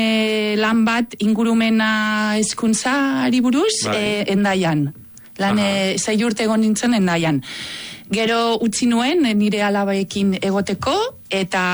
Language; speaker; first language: Basque; non-native, local second language; Catalan